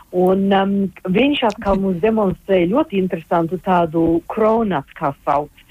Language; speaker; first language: Latvian; early bilingual, heritage; Latvian